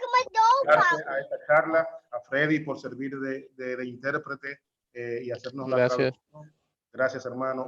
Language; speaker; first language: Spanish; native; Spanish